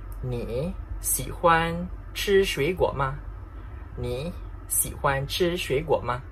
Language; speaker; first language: Chinese; non-native, fluent; Malay